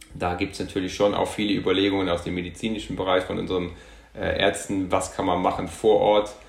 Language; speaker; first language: German; non-native, local second language; Luxembourgish